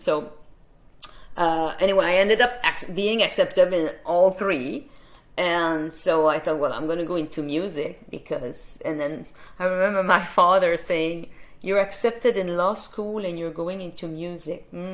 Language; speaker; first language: English; non-native, fluent; French